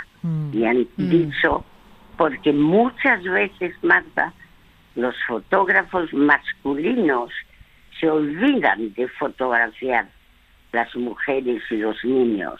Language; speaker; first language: Spanish; early bilingual, other home language; French